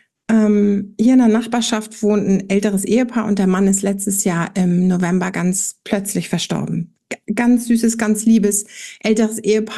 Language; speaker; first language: German; native; German